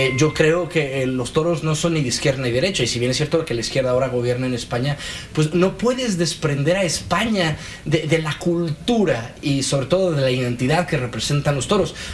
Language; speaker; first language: Spanish; native; Spanish